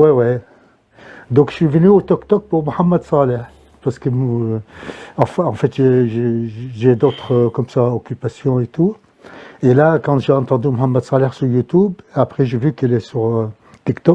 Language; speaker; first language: French; non-native, fluent; Arabic